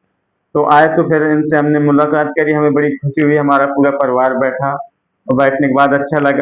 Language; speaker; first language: Hindi; native; Hindi